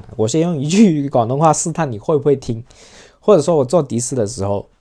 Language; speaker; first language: Chinese; non-native, local second language; Cantonese